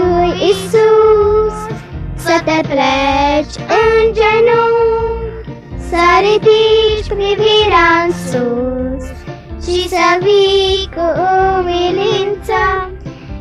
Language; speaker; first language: Romanian; early bilingual, heritage; Romanian